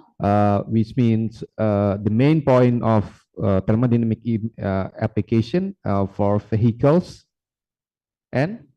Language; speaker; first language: English; non-native, fluent; Indonesian